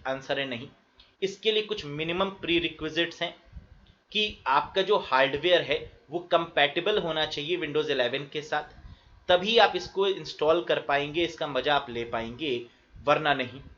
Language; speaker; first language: Hindi; native; Hindi